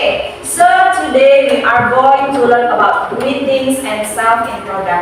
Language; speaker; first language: English; non-native, learner; Indonesian